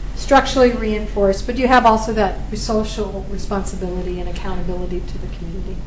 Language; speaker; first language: English; native; English